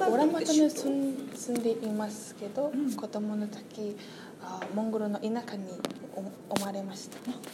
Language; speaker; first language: Japanese; non-native, learner; Mongolian